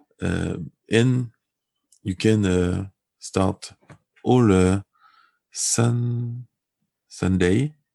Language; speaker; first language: English; non-native, learner; French